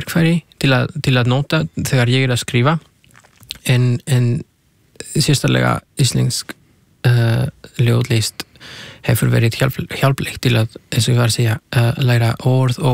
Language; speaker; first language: Icelandic; non-native, fluent; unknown